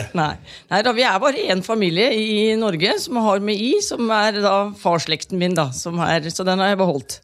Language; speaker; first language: Norwegian; native; Norwegian